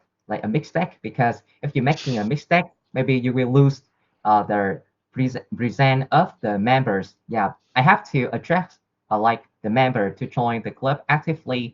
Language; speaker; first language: English; non-native, learner; Vietnamese